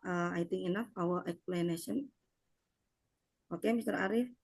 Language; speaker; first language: English; non-native, learner; Indonesian